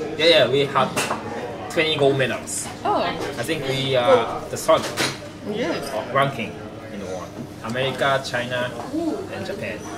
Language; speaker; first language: English; non-native, fluent; Japanese